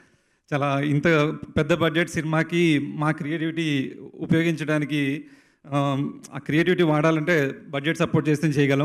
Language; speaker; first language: Telugu; native; Telugu